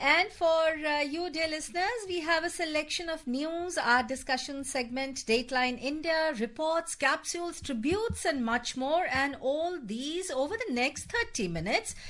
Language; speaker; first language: English; non-native, local second language; Hindi